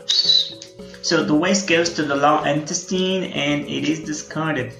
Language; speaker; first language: English; non-native, fluent; Portuguese